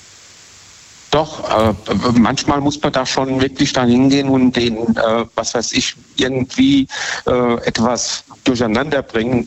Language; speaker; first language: German; native; German